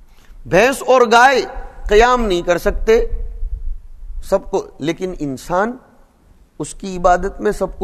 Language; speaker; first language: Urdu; non-native, local second language; Gujarati